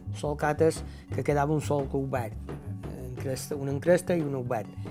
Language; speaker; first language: Catalan; native; Catalan